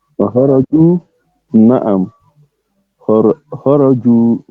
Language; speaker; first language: Arabic; non-native, learner; French